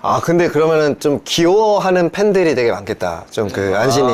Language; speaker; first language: Korean; native; Korean